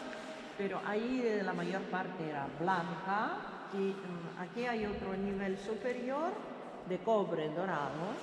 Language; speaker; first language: Spanish; non-native, fluent; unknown